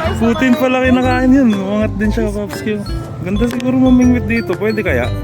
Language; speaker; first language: Filipino; native; Filipino